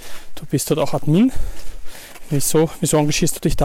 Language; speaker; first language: German; native; German